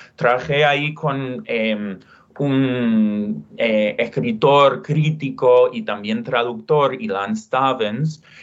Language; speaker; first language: Spanish; non-native, fluent; English